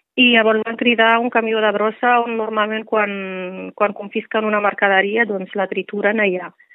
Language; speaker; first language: Catalan; non-native, fluent; Riffian